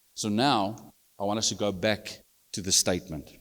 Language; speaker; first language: English; non-native, local second language; Afrikaans